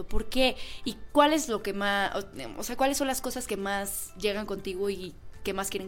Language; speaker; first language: Spanish; native; Spanish